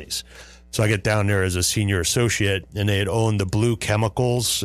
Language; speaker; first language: English; native; English